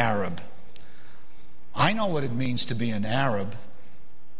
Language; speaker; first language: English; early bilingual, other home language; Arabic